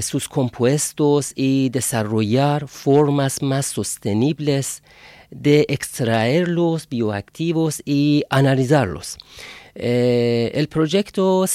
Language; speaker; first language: Spanish; non-native, fluent; Persian